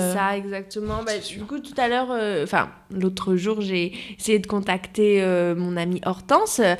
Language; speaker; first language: French; native; French